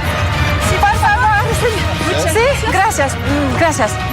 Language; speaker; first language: Spanish; non-native, learner; French